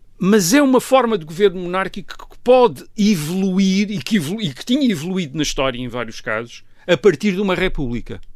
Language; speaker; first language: Portuguese; native; Portuguese